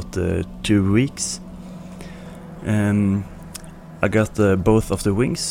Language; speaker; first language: English; non-native, fluent; Swedish